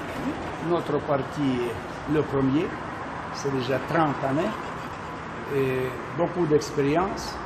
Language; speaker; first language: French; non-native, learner; Russian